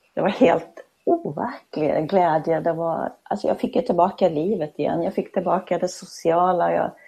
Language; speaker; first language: Swedish; native; Swedish